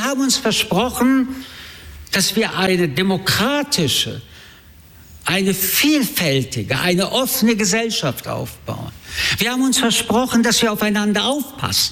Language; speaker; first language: German; early bilingual, other home language; French